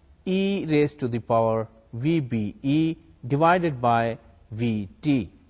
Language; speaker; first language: English; non-native, local second language; Urdu